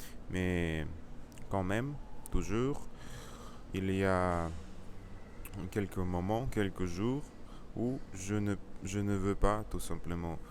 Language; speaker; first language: French; non-native, learner; Russian